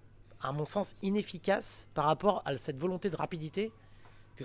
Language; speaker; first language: French; native; French